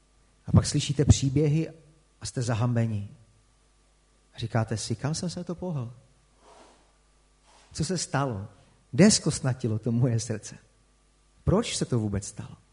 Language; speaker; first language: Czech; native; Czech